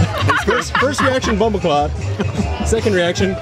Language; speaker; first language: English; native; English